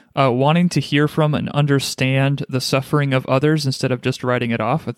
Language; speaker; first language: English; native; English